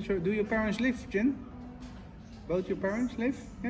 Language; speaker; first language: English; non-native, fluent; Dutch